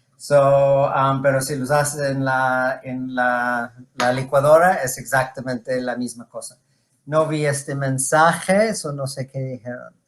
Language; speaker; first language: Spanish; non-native, fluent; English